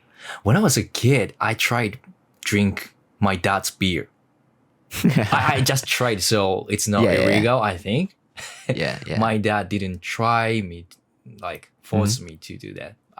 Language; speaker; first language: English; non-native, learner; Japanese